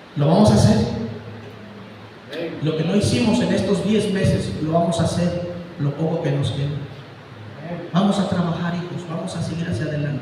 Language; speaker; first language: Spanish; native; Spanish